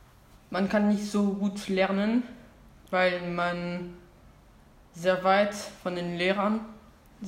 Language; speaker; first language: German; non-native, learner; French